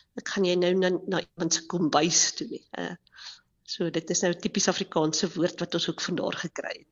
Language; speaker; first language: Afrikaans; native; Afrikaans